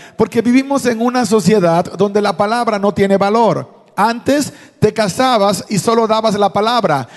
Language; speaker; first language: Spanish; native; Spanish